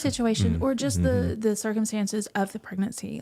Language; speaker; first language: English; native; English